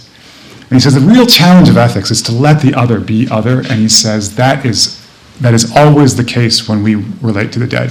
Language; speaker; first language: English; native; English